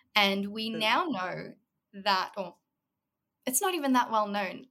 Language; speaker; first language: English; native; English